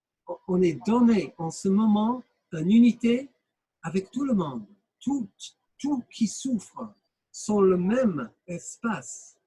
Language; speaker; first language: French; non-native, fluent; English